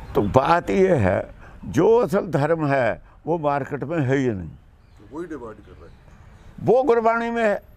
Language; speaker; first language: Hindi; non-native, local second language; Punjabi